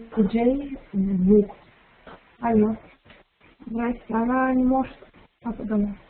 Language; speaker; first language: Russian; native; Russian